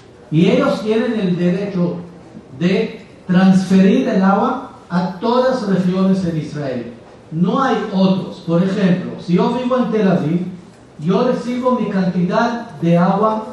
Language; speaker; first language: Spanish; non-native, fluent; Hebrew